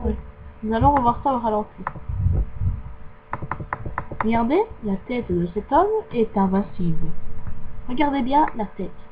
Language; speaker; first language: French; native; French